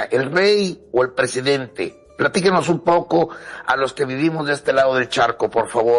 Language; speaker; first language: Spanish; native; Spanish